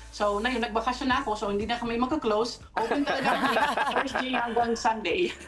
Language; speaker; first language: Filipino; non-native, fluent; Dutch